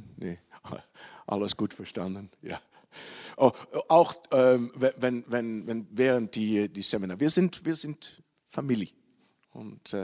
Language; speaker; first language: German; non-native, learner; Dutch